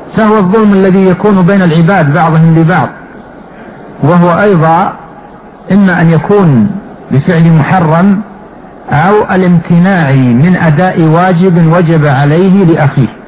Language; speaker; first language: Arabic; native; Arabic